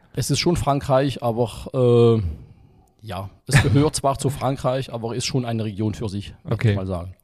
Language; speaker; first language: German; non-native, fluent; French